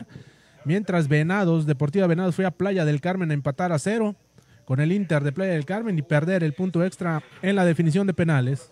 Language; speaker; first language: Spanish; native; Spanish